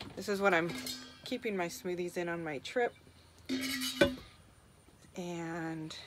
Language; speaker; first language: English; native; English